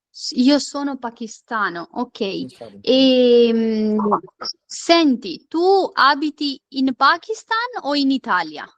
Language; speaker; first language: Italian; non-native, fluent; Urdu